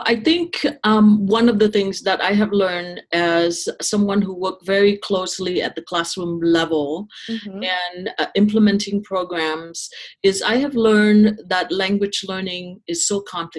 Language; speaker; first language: English; non-native, fluent; Vietnamese